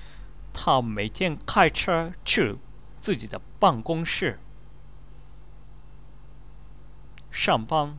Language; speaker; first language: Chinese; non-native, learner; Japanese